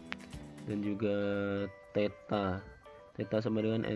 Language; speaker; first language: Indonesian; native; Indonesian